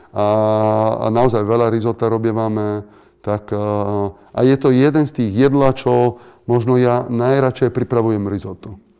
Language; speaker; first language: Slovak; non-native, fluent; Italian